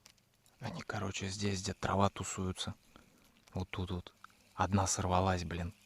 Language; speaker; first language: Russian; native; Russian